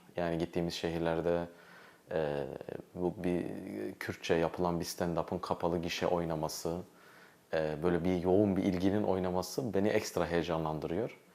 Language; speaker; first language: Turkish; non-native, local second language; Kurdish